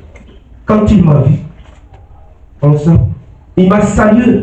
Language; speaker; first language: French; non-native, local second language; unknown